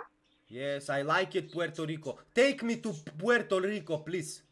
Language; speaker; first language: English; non-native, learner; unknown